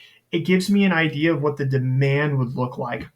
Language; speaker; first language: English; native; English